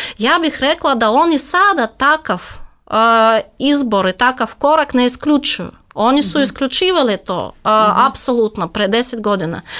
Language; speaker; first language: Serbian; non-native, fluent; Russian